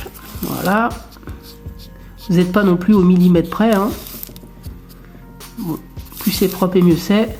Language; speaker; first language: French; native; French